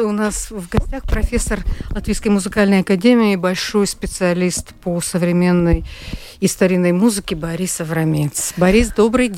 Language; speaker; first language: Russian; native; Russian